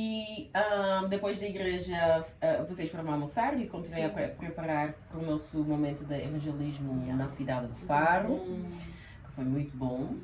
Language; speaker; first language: Portuguese; early bilingual, heritage; Portuguese